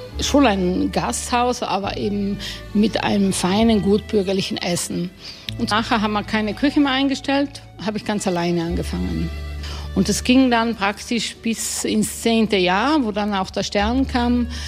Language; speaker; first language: German; native; German